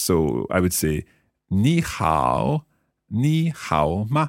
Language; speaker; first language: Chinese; non-native, learner; English